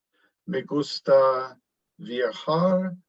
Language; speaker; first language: Spanish; non-native, learner; English